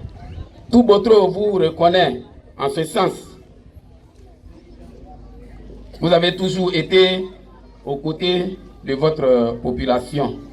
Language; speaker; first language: French; non-native, local second language; Baoulé